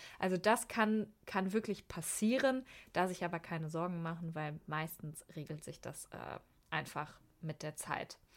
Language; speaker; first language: German; early bilingual, other home language; Persian